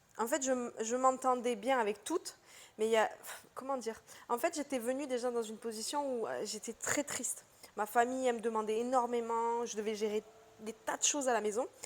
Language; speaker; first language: French; early bilingual, other home language; Portuguese